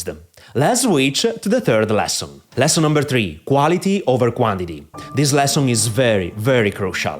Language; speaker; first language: English; non-native, fluent; Italian